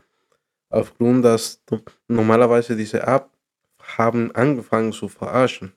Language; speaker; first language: German; non-native, learner; Spanish